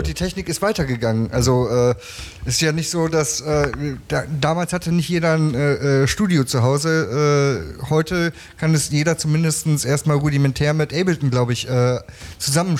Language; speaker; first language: German; native; German